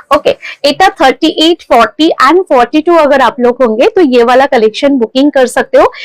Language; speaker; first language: Hindi; non-native, local second language; Bangla